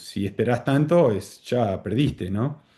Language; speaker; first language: Spanish; early bilingual, heritage; Spanish